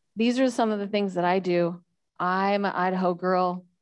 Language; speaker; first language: English; native; English